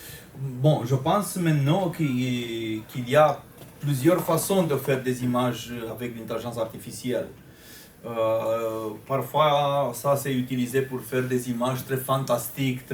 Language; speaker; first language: French; non-native, fluent; Romanian